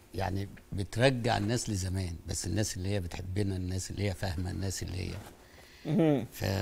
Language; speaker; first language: Arabic; native; Arabic